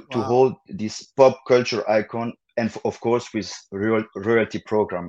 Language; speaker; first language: English; non-native, fluent; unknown